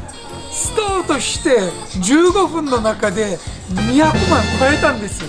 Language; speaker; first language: Japanese; non-native, fluent; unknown